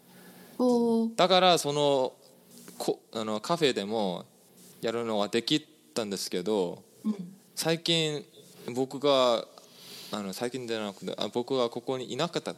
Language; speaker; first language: Japanese; non-native, fluent; English